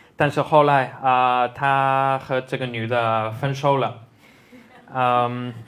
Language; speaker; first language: Chinese; non-native, fluent; Spanish